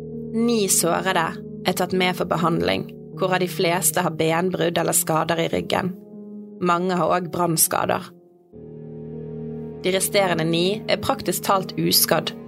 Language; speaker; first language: Norwegian; native; Norwegian